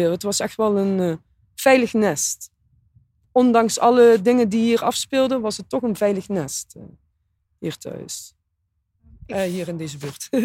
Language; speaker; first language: Dutch; native; Dutch